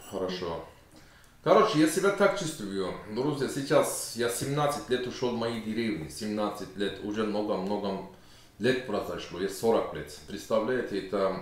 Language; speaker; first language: Russian; non-native, learner; Turkish